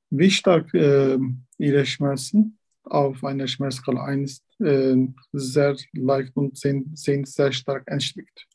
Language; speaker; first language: German; non-native, learner; Turkish